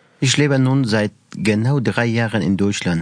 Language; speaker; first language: German; non-native, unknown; Persian